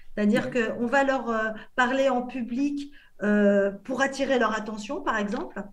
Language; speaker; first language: French; native; French